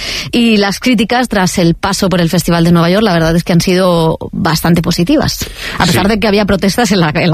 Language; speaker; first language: Spanish; native; Spanish